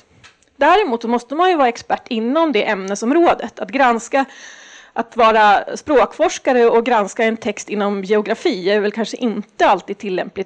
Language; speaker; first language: Swedish; native; Swedish